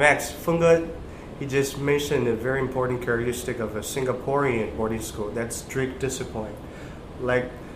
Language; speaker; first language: English; non-native, fluent; Chinese